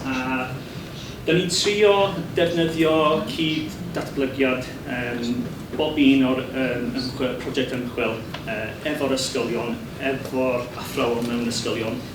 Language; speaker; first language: Welsh; non-native, learner; English